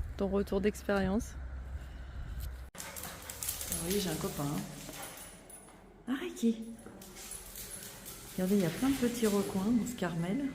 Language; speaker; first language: French; native; French